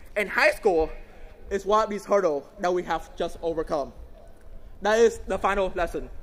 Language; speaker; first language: English; non-native, fluent; Vietnamese